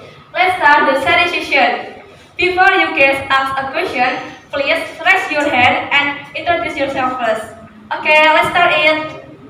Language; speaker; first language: English; non-native, learner; Indonesian